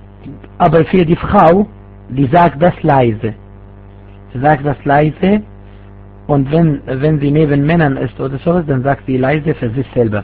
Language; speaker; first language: German; non-native, fluent; Arabic